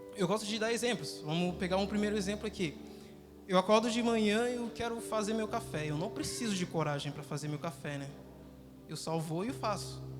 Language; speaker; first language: Portuguese; non-native, fluent; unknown